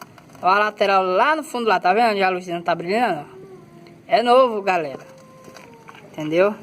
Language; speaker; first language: Portuguese; native; Portuguese